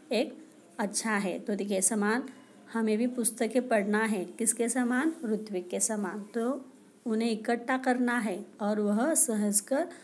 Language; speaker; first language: Hindi; non-native, local second language; Marathi